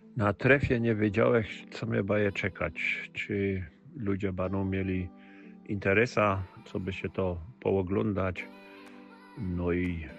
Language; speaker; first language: Polish; native; Polish